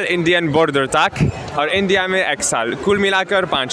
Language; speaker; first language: Hindi; non-native, learner; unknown